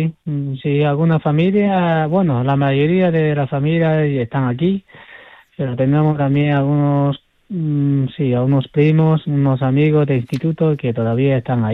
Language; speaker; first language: Spanish; non-native, fluent; Chinese